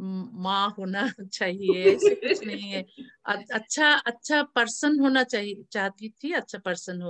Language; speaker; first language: Hindi; non-native, learner; Bangla